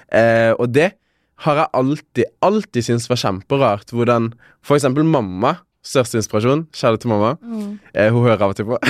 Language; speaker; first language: Norwegian; early bilingual, other home language; Kinyarwanda